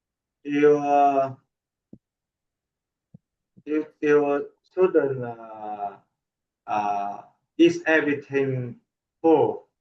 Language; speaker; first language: English; non-native, learner; Vietnamese